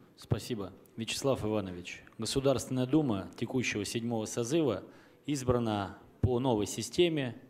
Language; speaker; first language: Russian; native; Russian